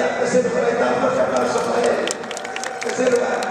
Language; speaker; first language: Spanish; native; Spanish